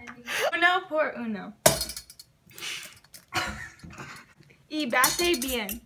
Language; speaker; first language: Spanish; non-native, learner; English